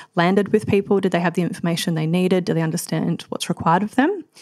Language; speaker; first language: English; native; English